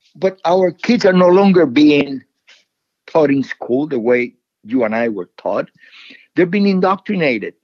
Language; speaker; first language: English; non-native, fluent; Spanish